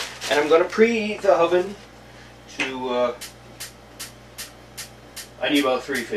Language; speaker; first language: English; native; English